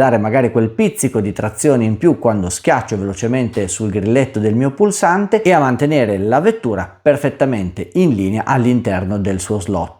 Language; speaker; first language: Italian; native; Italian